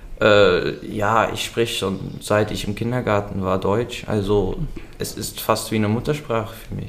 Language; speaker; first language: German; early bilingual, other home language; Dutch